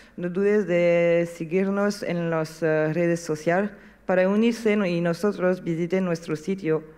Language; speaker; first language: Spanish; non-native, learner; French